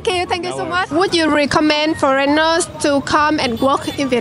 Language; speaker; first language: English; non-native, learner; Vietnamese